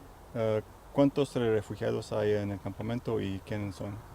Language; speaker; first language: Spanish; non-native, fluent; French